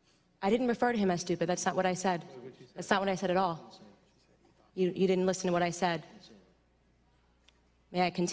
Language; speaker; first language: English; native; English